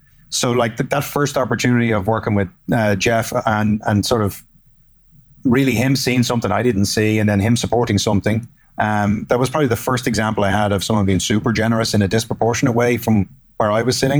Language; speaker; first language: English; native; English